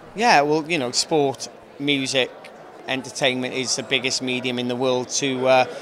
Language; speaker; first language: English; native; English